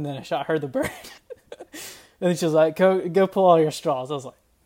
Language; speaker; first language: English; native; English